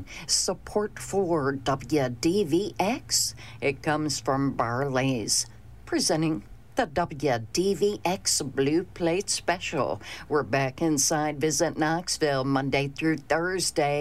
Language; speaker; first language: English; native; English